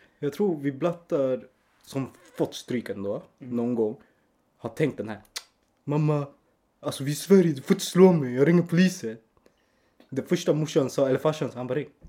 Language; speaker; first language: Swedish; early bilingual, other home language; Spanish